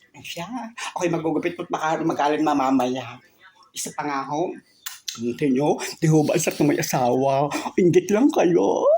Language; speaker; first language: Filipino; native; Filipino